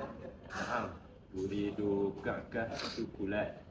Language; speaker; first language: Arabic; non-native, learner; Malay